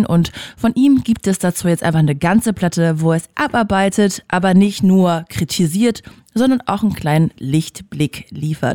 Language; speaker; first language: German; native; German